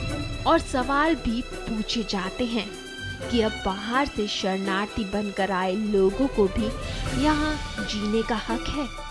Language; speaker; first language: Hindi; native; Hindi